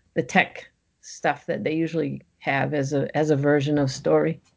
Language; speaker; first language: English; early bilingual, other home language; French